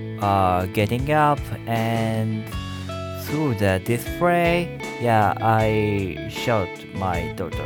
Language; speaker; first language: English; non-native, learner; Japanese